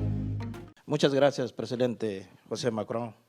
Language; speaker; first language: Spanish; non-native, learner; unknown